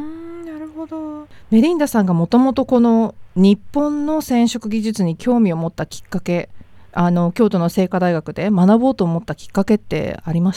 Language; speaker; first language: Japanese; native; Japanese